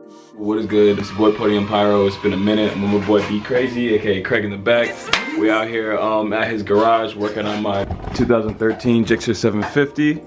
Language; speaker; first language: English; native; English